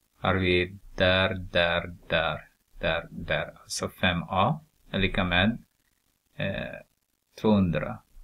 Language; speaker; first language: Swedish; non-native, fluent; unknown